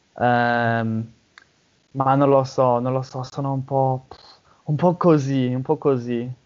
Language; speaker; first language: Italian; non-native, learner; English